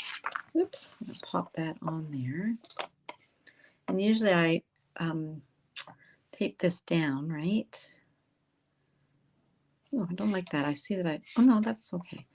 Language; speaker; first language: English; native; English